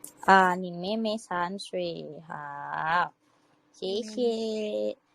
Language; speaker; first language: Chinese; non-native, learner; Indonesian